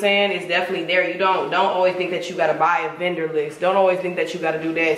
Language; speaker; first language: English; native; English